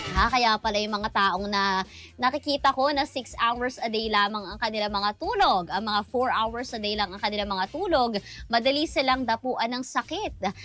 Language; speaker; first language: Filipino; native; Filipino